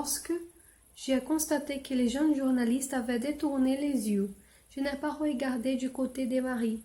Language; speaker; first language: French; non-native, learner; English